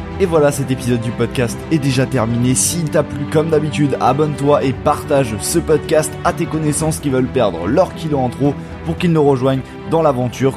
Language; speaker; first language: French; native; French